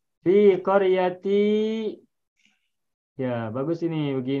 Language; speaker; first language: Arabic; non-native, fluent; Indonesian